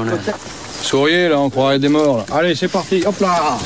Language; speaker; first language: French; native; French